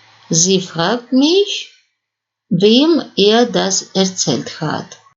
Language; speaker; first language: German; non-native, fluent; Russian